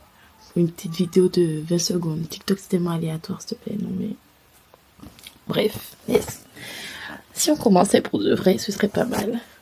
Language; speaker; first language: French; native; French